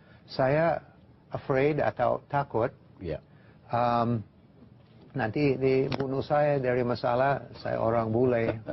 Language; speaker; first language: Indonesian; non-native, fluent; English